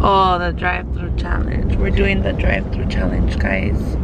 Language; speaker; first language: English; early bilingual, other home language; Spanish